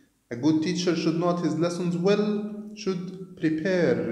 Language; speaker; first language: English; non-native, fluent; Arabic